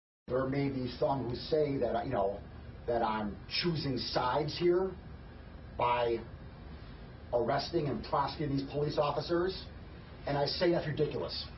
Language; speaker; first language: English; native; English